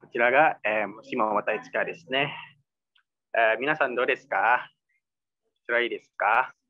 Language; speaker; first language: Japanese; non-native, learner; Indonesian